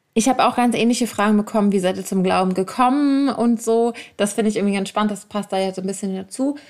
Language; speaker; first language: German; native; German